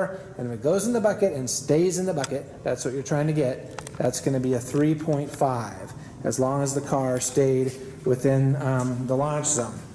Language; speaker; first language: English; native; English